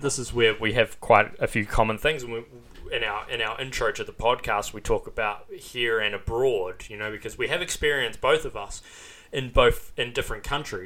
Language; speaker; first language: English; native; English